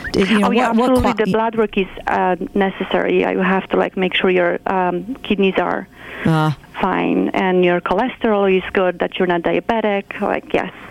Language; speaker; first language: English; non-native, fluent; Polish